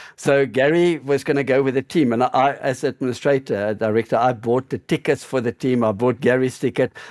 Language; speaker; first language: English; native; English